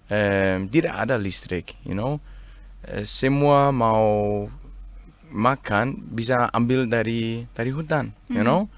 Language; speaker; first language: Indonesian; non-native, learner; Danish